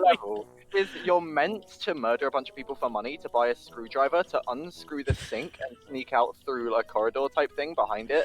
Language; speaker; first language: English; native; English